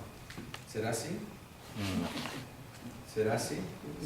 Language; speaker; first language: Spanish; native; Spanish